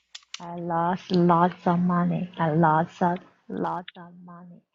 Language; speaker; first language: English; non-native, learner; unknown